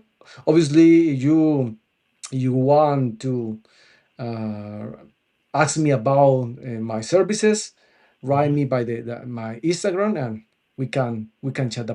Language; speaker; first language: English; non-native, local second language; Spanish